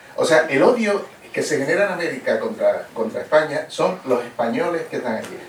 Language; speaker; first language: Spanish; native; Spanish